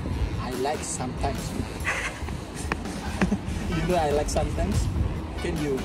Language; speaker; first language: English; non-native, learner; Indonesian